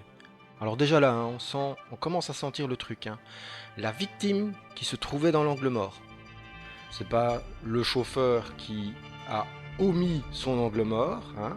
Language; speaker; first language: French; native; French